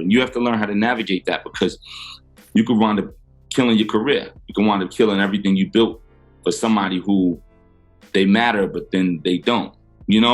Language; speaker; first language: English; native; English